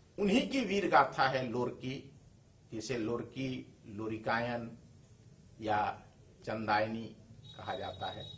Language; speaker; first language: Hindi; native; Hindi